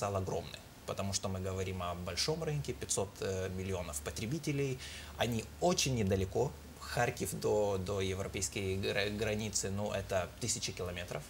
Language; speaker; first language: Russian; non-native, fluent; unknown